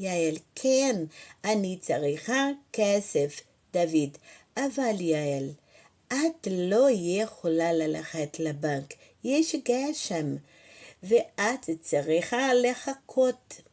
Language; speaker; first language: Hebrew; non-native, fluent; Portuguese